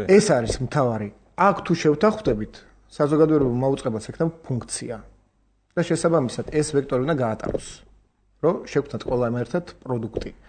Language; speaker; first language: Georgian; non-native, local second language; Armenian